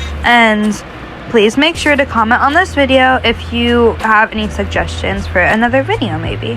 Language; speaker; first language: English; native; English